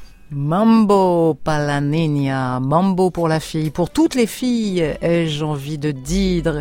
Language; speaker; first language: French; native; French